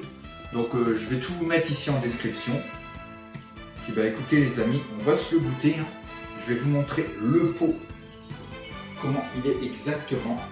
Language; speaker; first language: French; native; French